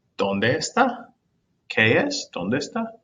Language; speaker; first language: Spanish; non-native, fluent; English